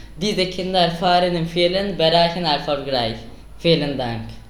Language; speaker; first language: German; non-native, learner; Turkish